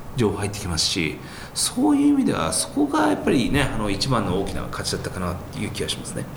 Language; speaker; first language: Japanese; early bilingual, heritage; Japanese